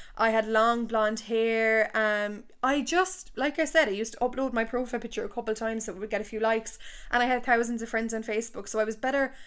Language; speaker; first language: English; native; English